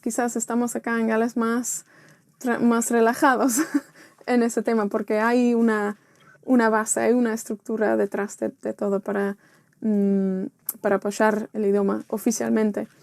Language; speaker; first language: Spanish; non-native, fluent; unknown